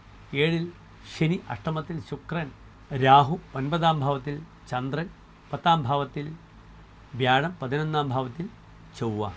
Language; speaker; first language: Malayalam; native; Malayalam